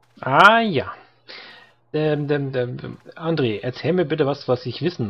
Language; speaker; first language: German; native; German